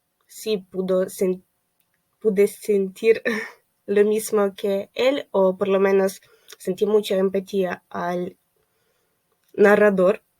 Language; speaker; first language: Spanish; non-native, fluent; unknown